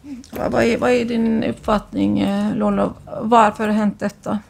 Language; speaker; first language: Swedish; native; Swedish